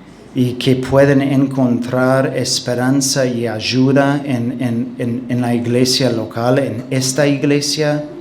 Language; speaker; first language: Spanish; non-native, fluent; English